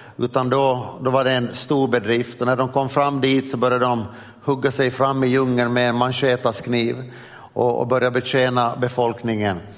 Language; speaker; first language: Swedish; native; Swedish